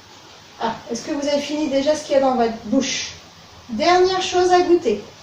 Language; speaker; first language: French; native; French